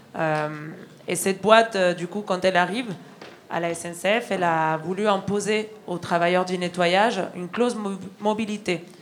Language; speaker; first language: French; non-native, fluent; Spanish